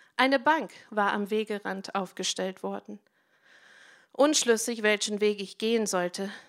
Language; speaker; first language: German; non-native, fluent; English